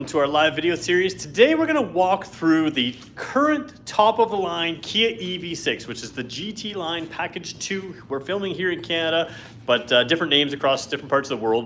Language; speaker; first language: English; native; English